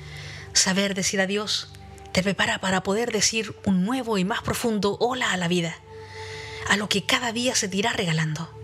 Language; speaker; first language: Spanish; native; Spanish